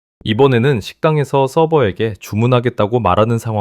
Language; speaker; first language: Korean; native; Korean